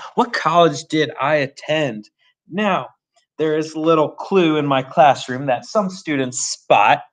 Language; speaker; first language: English; native; English